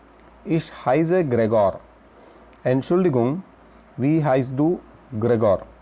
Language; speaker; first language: German; non-native, learner; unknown